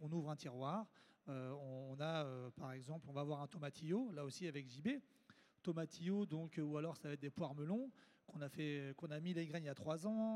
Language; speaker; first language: French; native; French